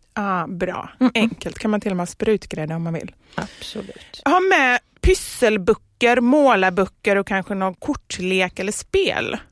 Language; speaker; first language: Swedish; native; Swedish